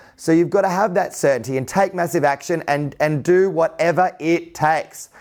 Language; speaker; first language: English; native; English